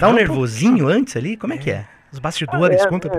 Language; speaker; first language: Portuguese; native; Portuguese